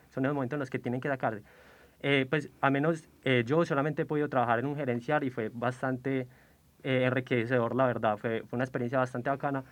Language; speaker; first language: Spanish; native; Spanish